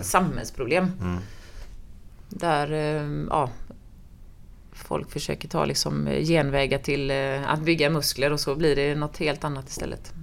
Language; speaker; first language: Swedish; native; Swedish